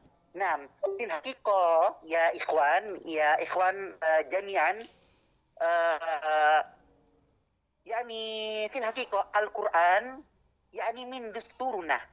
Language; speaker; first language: Arabic; non-native, learner; Indonesian